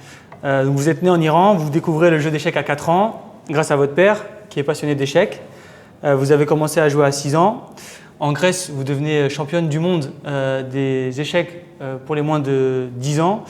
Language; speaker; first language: French; native; French